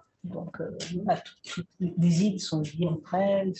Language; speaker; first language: French; native; French